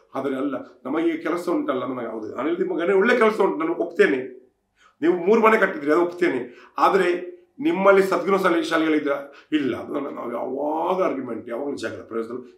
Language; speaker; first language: Kannada; non-native, local second language; Tulu